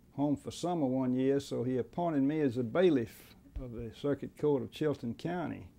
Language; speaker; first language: English; native; English